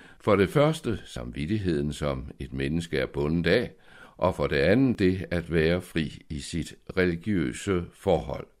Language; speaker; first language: Danish; native; Danish